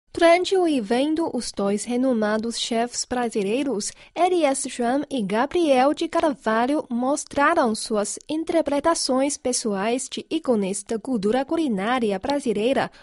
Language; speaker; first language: Portuguese; non-native, fluent; Chinese